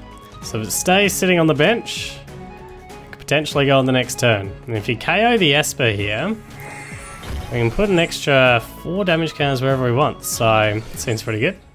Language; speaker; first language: English; native; English